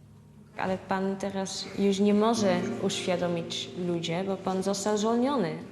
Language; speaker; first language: Polish; early bilingual, heritage; Polish